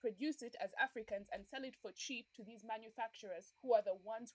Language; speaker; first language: English; non-native, local second language; Ganda